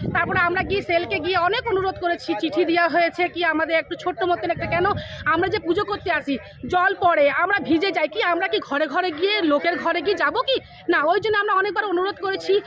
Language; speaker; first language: Bangla; non-native, local second language; Nepali